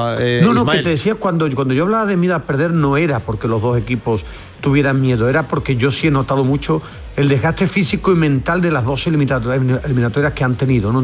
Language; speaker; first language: Spanish; native; Spanish